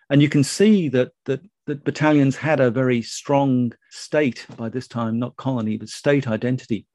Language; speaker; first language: English; native; English